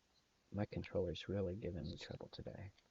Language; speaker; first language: English; native; English